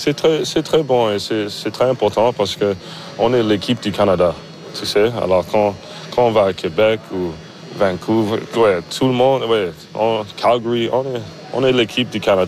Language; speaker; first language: French; non-native, learner; English